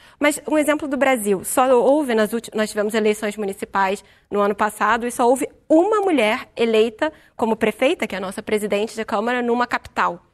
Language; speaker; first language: Portuguese; native; Portuguese